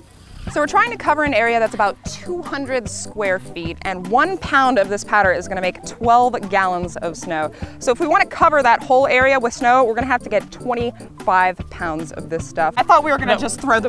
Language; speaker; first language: English; native; English